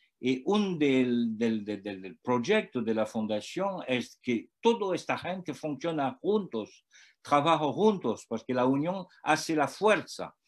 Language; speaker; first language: Spanish; non-native, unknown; French